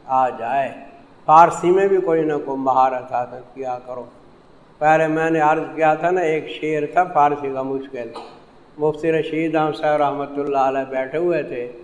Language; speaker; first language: Urdu; non-native, local second language; Punjabi